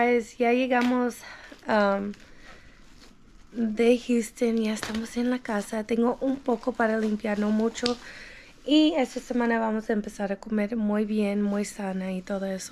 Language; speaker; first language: Spanish; early bilingual, heritage; English